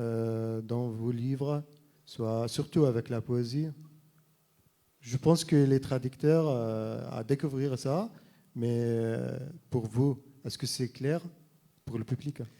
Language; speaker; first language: French; non-native, fluent; Arabic